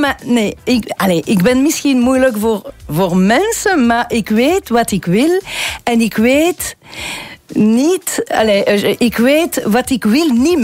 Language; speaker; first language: Dutch; non-native, local second language; French